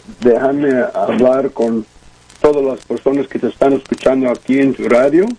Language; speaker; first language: Spanish; early bilingual, heritage; Spanish